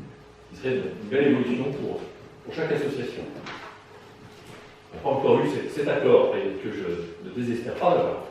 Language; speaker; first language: French; native; French